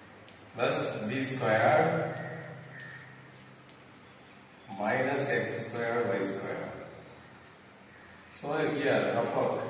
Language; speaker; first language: English; non-native, local second language; Tamil